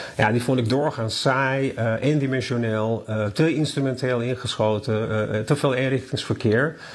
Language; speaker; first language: Dutch; non-native, fluent; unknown